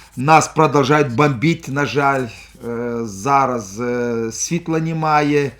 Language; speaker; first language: Ukrainian; non-native, local second language; Russian